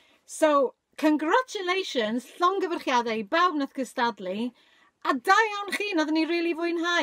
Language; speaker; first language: Welsh; native; Welsh